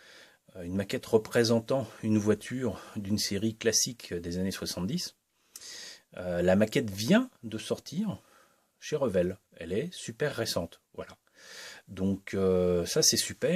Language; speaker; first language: French; native; French